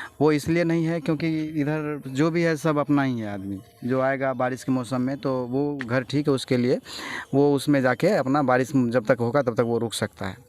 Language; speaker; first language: Hindi; native; Hindi